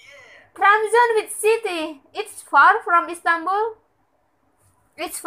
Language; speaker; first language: English; non-native, learner; Indonesian